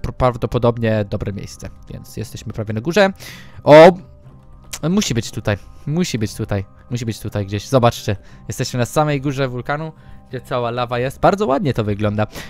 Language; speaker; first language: Polish; early bilingual, heritage; Polish